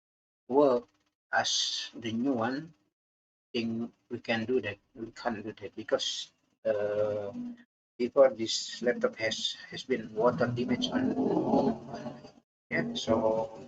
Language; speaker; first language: English; non-native, learner; Indonesian